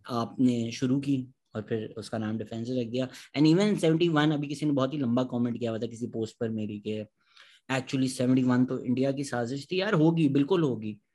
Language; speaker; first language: Urdu; native; Urdu